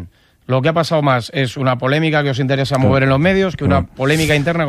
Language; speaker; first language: Spanish; native; Spanish